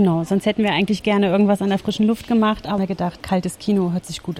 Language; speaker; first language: German; native; German